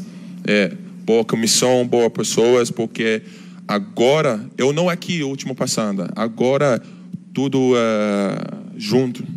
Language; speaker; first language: Portuguese; non-native, learner; Turkish